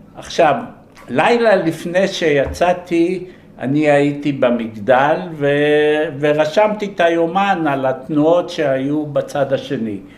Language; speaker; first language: Hebrew; early bilingual, other home language; Polish